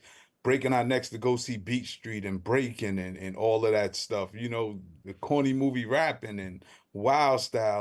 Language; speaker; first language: English; native; English